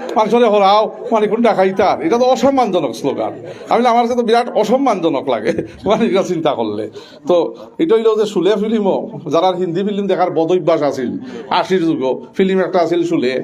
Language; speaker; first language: Bangla; native; Bangla